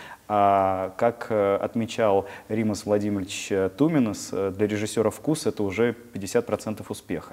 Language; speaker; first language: Russian; native; Russian